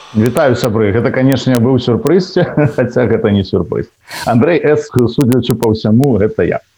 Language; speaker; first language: Belarusian; non-native, local second language; Russian